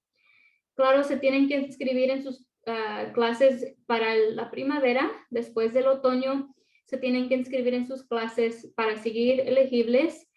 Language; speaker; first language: Spanish; early bilingual, other home language; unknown